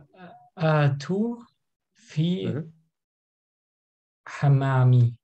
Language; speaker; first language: Arabic; non-native, learner; German